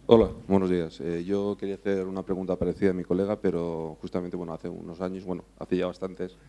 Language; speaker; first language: Spanish; non-native, fluent; English